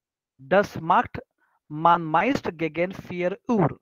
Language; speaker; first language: German; non-native, fluent; Marathi